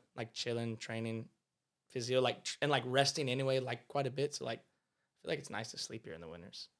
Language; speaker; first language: English; native; English